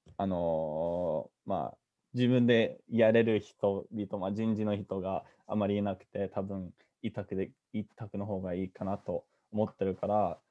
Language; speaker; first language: Japanese; non-native, fluent; English